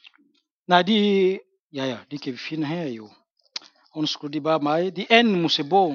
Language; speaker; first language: Danish; non-native, fluent; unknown